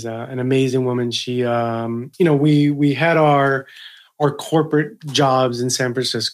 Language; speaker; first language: English; early bilingual, other home language; Spanish